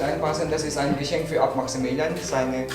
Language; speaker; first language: German; non-native, learner; Filipino